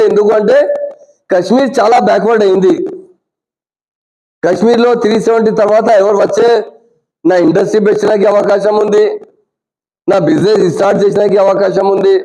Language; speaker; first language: Telugu; non-native, local second language; Urdu